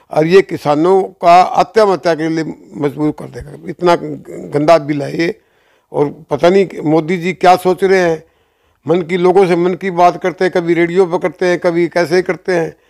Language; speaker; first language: Hindi; native; Hindi